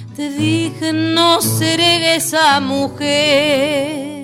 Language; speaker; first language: Spanish; native; Spanish